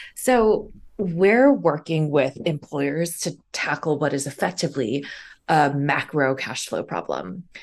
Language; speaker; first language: English; early bilingual, other home language; Chinese